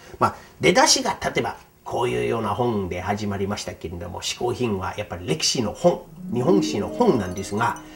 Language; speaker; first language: Japanese; non-native, fluent; English